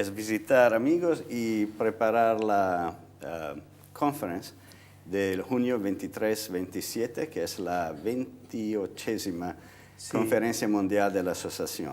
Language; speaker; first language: Spanish; non-native, fluent; Italian